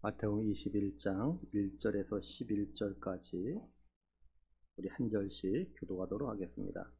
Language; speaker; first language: Korean; native; Korean